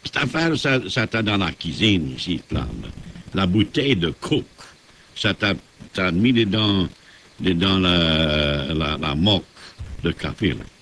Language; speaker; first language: French; native; French